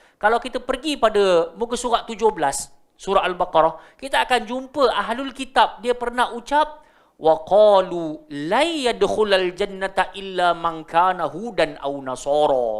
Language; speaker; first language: Malay; native; Malay